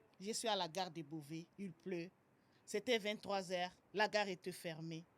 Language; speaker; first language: French; non-native, local second language; Lingala